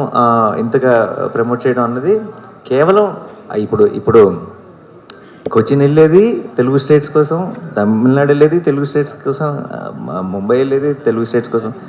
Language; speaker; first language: Telugu; native; Telugu